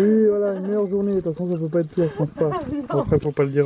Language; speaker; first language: French; native; French